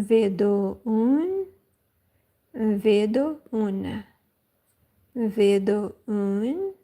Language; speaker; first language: Italian; non-native, learner; Portuguese